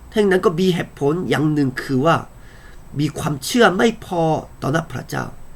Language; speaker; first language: Thai; non-native, fluent; Korean